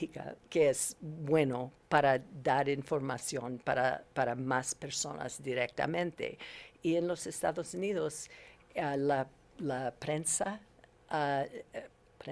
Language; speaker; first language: Spanish; non-native, learner; English